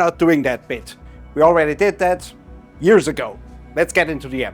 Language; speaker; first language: English; non-native, fluent; German